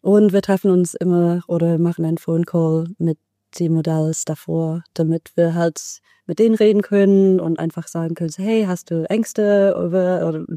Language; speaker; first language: German; non-native, fluent; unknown